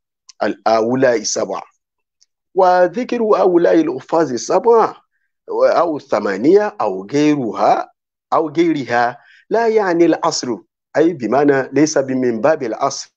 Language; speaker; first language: Arabic; non-native, fluent; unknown